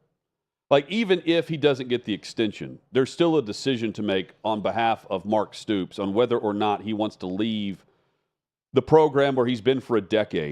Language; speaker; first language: English; native; English